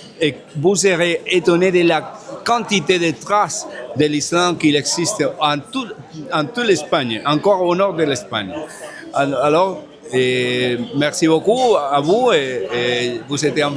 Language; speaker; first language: French; non-native, fluent; Spanish